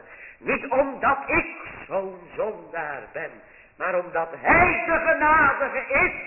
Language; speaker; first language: Dutch; native; Dutch